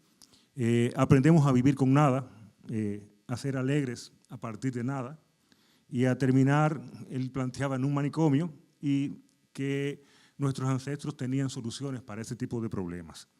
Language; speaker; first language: Spanish; native; Spanish